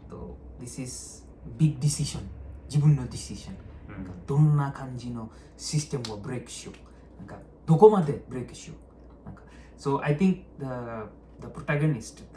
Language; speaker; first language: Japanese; non-native, learner; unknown